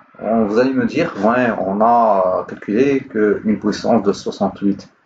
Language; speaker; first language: French; non-native, local second language; Arabic